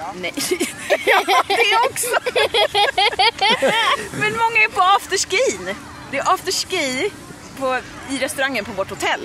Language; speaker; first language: Swedish; native; Swedish